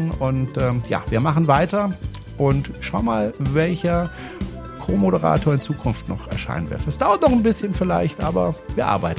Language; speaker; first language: German; native; German